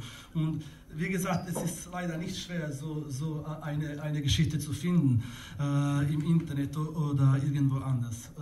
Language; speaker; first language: German; non-native, learner; Bosnian